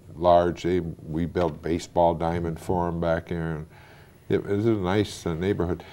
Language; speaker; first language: English; native; English